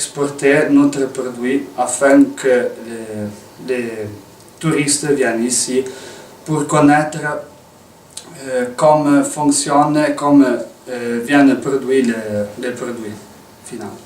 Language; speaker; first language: French; non-native, local second language; Italian